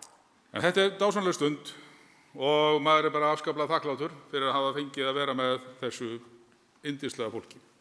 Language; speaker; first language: Icelandic; native; Icelandic